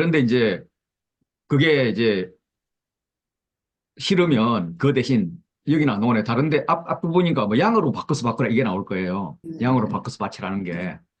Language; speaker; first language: Korean; native; Korean